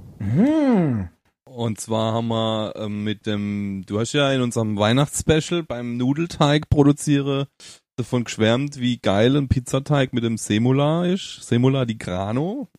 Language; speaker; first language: German; native; German